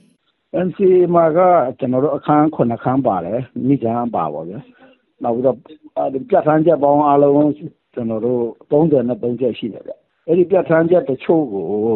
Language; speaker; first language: Burmese; non-native, local second language; S'gaw Karen